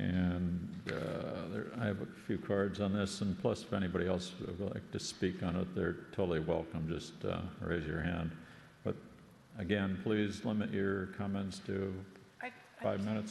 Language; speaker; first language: English; native; English